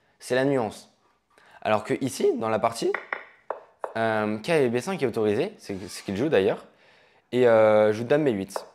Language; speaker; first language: French; native; French